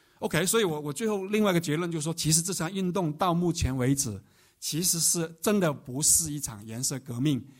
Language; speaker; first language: Chinese; non-native, local second language; Cantonese